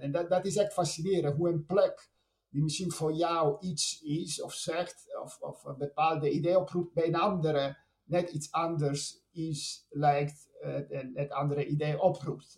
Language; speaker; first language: Dutch; non-native, fluent; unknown